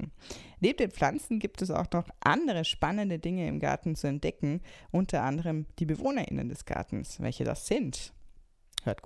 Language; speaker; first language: German; native; German